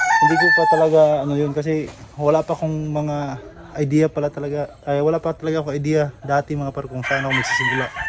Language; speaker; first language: Filipino; non-native, local second language; Cebuano